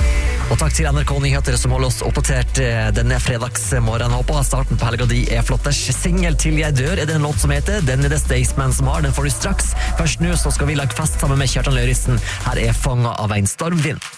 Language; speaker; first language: Norwegian; native; Norwegian